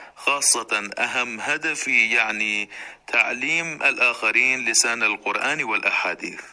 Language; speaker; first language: Arabic; non-native, fluent; Persian